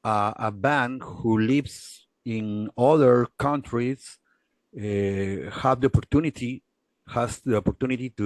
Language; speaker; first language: English; non-native, learner; Spanish